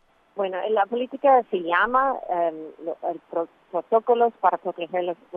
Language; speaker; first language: Spanish; non-native, fluent; English